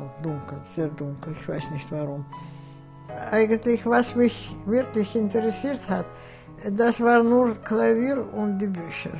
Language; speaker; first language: German; non-native, fluent; Russian